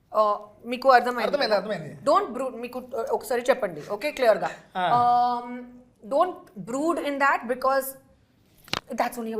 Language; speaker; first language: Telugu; non-native, local second language; Hindi